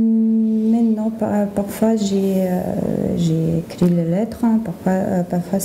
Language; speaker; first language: French; non-native, learner; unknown